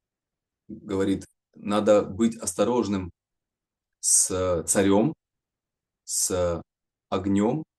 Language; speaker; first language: Russian; native; Russian